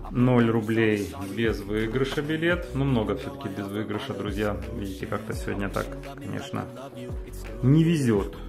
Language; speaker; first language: Russian; native; Russian